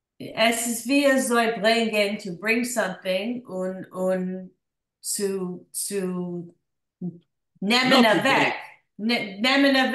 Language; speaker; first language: German; non-native, learner; English